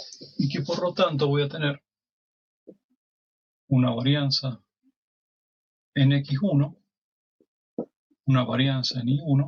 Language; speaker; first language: Spanish; native; Spanish